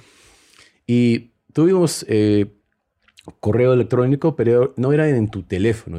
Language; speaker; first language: Spanish; early bilingual, heritage; Spanish